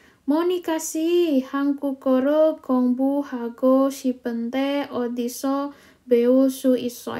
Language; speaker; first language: Korean; non-native, learner; Indonesian